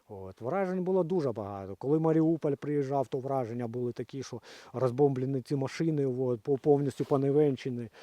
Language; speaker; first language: Ukrainian; native; Ukrainian